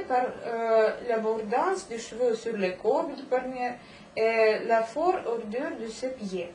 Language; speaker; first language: French; non-native, learner; Russian